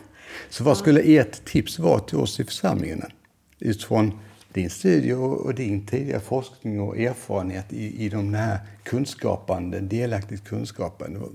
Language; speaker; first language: Swedish; native; Swedish